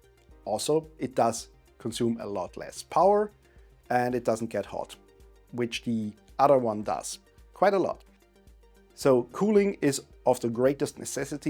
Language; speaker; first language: English; non-native, fluent; German